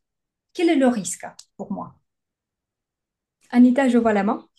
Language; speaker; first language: French; native; French